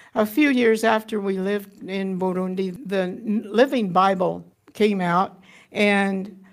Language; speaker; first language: English; native; English